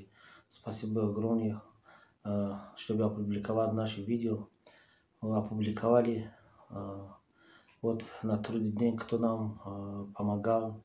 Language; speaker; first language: Russian; non-native, learner; Tajik